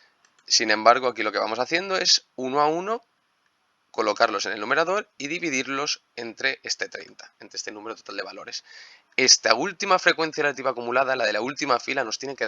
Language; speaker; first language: Spanish; native; Spanish